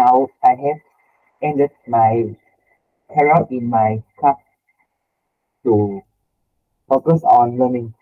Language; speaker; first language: English; non-native, learner; Vietnamese